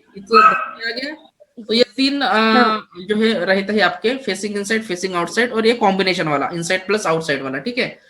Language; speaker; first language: Hindi; non-native, local second language; Marathi